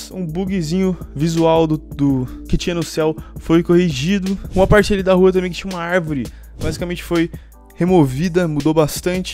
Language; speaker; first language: Portuguese; native; Portuguese